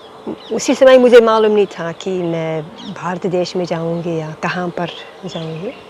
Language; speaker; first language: Hindi; non-native, fluent; Dutch